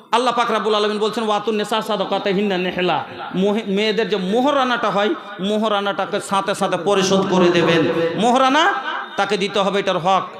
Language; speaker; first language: Bangla; non-native, local second language; Bhojpuri